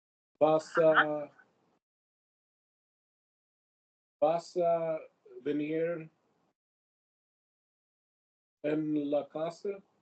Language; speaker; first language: Spanish; non-native, learner; English